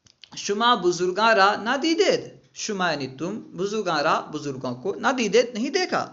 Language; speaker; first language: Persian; non-native, fluent; Urdu